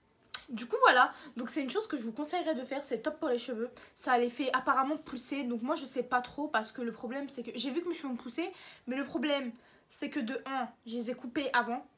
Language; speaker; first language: French; native; French